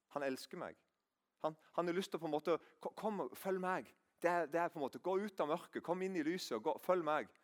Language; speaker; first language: Norwegian; native; Norwegian